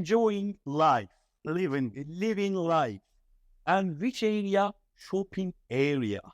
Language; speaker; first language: English; non-native, fluent; Turkish